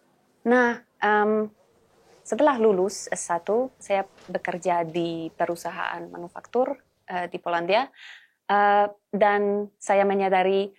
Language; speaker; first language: Indonesian; non-native, fluent; Polish